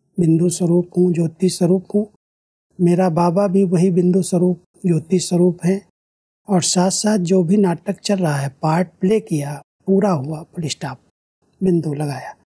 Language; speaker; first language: Hindi; native; Hindi